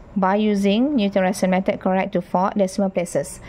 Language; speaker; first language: English; non-native, local second language; Malay